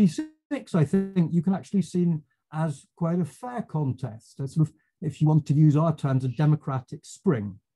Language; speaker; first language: English; native; English